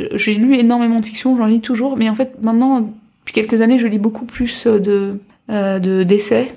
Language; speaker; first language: French; native; French